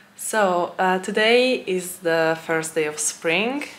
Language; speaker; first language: English; non-native, fluent; Italian